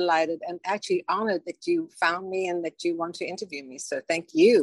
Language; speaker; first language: English; native; English